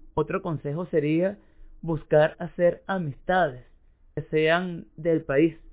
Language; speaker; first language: Spanish; native; Spanish